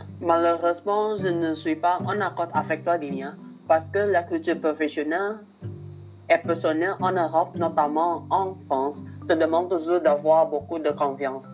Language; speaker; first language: French; non-native, learner; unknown